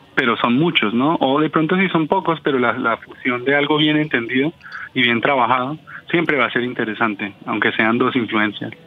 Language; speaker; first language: Spanish; early bilingual, heritage; Spanish